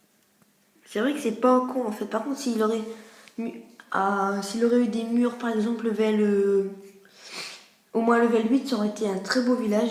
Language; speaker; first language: French; native; French